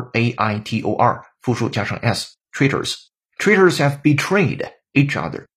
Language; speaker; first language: English; non-native, fluent; Chinese